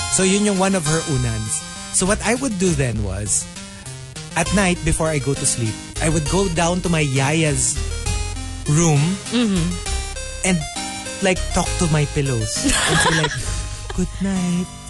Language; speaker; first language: English; non-native, local second language; Filipino